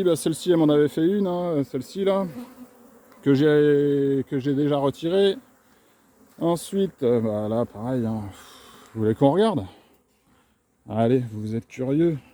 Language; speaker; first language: French; native; French